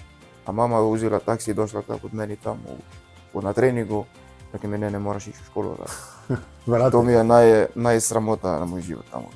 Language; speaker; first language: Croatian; non-native, learner; Arabic